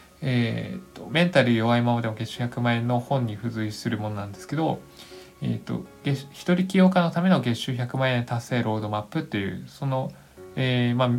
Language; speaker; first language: Japanese; native; Japanese